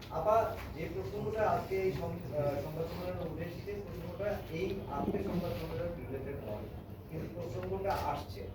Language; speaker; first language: Bangla; native; Bangla